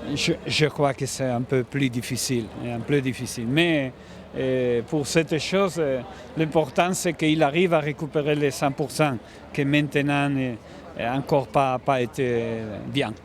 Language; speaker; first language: French; non-native, learner; Spanish